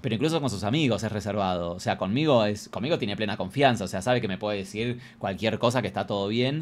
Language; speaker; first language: Spanish; native; Spanish